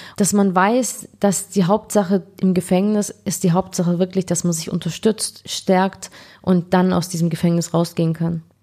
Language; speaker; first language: German; early bilingual, other home language; Turkish